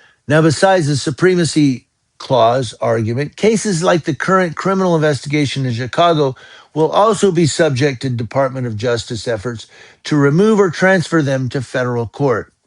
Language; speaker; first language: English; native; English